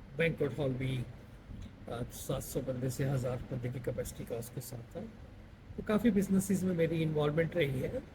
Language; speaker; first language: Hindi; non-native, local second language; Punjabi